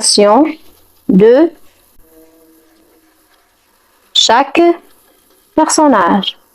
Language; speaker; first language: French; non-native, fluent; Arabic